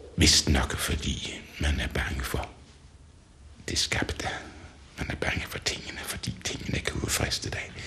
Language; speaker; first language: Danish; native; Danish